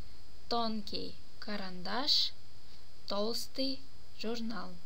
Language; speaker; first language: Russian; non-native, fluent; Turkish